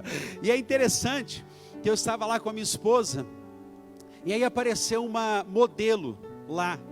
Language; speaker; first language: Portuguese; native; Portuguese